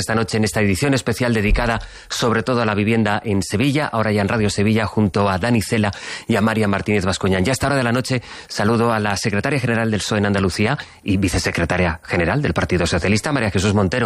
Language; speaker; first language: Spanish; native; Spanish